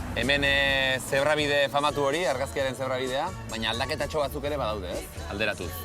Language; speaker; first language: Basque; native; Basque